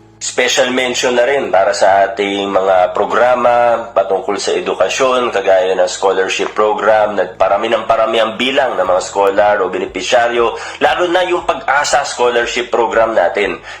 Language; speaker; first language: Filipino; native; Filipino